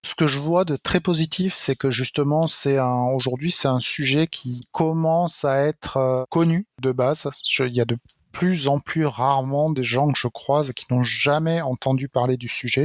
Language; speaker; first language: French; native; French